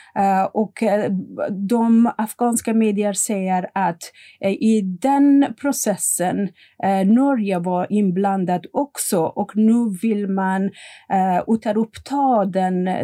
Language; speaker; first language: Swedish; non-native, fluent; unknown